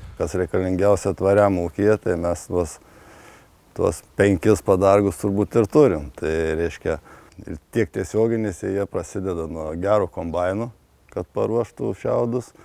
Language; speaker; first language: Lithuanian; native; Lithuanian